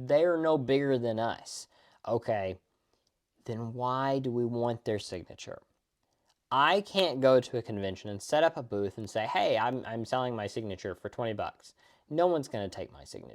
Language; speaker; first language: English; native; English